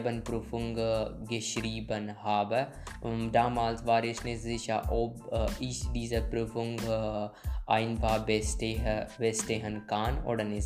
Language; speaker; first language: German; non-native, learner; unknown